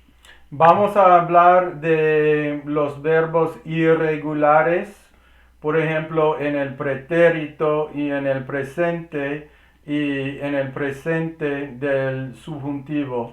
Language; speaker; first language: Spanish; non-native, learner; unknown